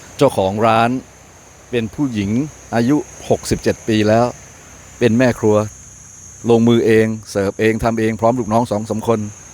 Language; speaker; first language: Thai; native; Thai